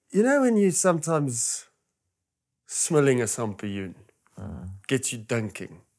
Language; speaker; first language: English; non-native, local second language; Afrikaans